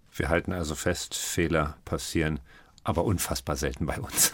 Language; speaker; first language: German; native; German